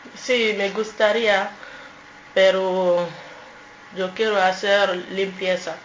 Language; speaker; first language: Spanish; non-native, learner; English